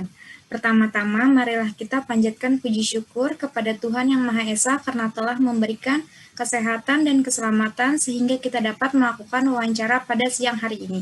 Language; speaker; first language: Indonesian; native; Indonesian